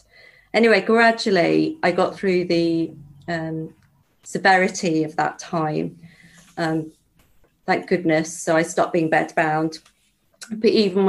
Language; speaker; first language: English; native; English